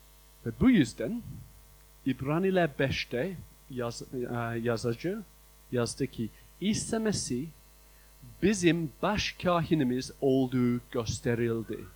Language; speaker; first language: Turkish; non-native, fluent; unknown